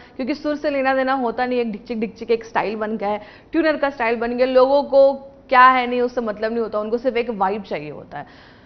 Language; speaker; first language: Hindi; native; Hindi